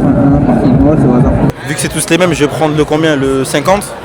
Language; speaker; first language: French; native; French